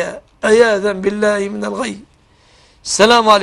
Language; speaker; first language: Arabic; native; Arabic